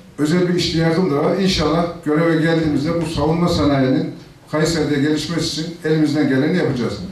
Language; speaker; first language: Turkish; native; Turkish